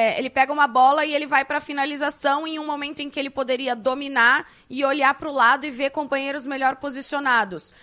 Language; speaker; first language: Portuguese; native; Portuguese